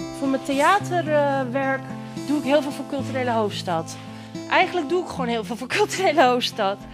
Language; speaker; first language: Dutch; native; Dutch